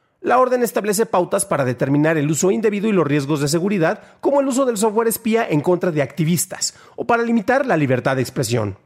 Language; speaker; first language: Spanish; native; Spanish